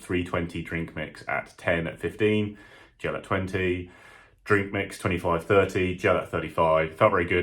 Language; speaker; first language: English; native; English